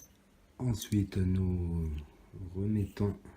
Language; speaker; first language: French; native; French